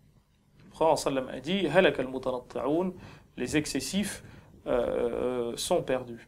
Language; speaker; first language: French; non-native, local second language; Ngazidja Comorian